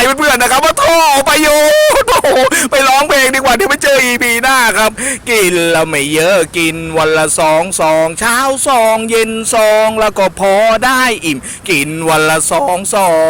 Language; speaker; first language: Thai; native; Thai